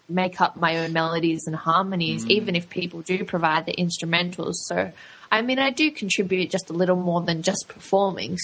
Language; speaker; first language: English; native; English